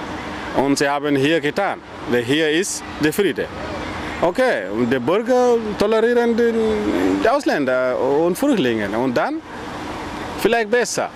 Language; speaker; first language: German; non-native, learner; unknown